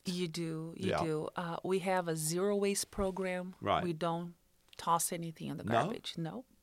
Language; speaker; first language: English; non-native, fluent; Portuguese